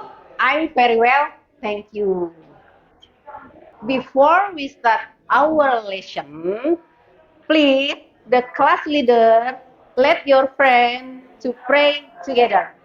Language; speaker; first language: English; non-native, learner; Indonesian